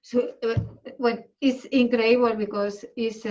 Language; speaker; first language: English; non-native, learner; Spanish